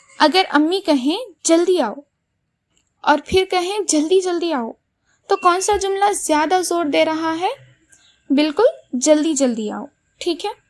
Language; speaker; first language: Urdu; native; Urdu